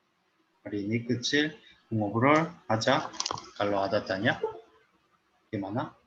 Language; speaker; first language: Indonesian; non-native, learner; Korean